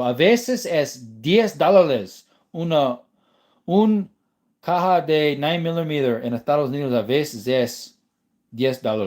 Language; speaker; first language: Spanish; non-native, learner; English